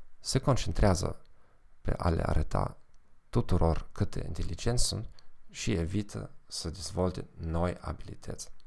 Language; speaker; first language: Romanian; non-native, fluent; German